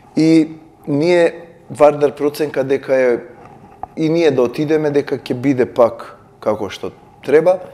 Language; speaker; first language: Macedonian; native; Macedonian